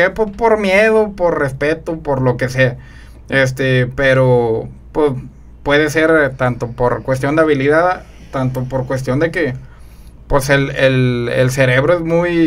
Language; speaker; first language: Spanish; native; Spanish